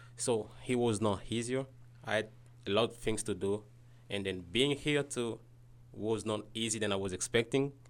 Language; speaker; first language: English; non-native, learner; Lingala